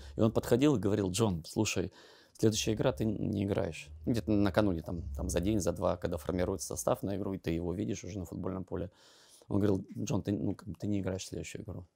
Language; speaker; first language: Russian; native; Russian